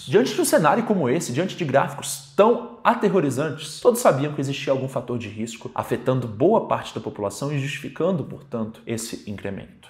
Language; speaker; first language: Portuguese; native; Portuguese